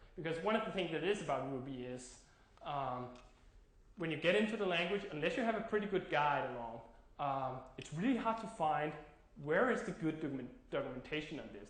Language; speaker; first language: English; non-native, fluent; Danish